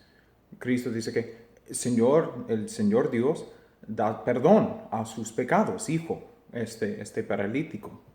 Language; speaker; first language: Spanish; non-native, fluent; English